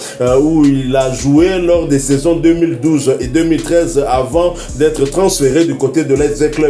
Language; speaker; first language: French; non-native, local second language; Lingala